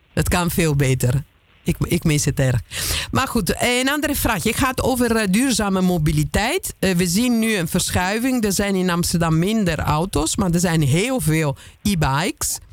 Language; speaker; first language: Dutch; non-native, fluent; Italian